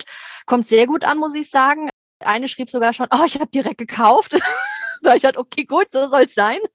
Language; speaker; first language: German; native; German